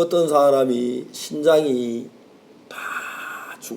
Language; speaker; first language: Korean; native; Korean